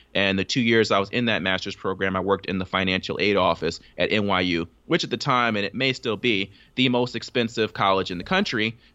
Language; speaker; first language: English; native; English